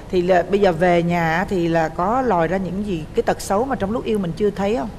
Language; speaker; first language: Vietnamese; native; Vietnamese